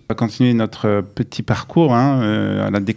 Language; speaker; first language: French; native; French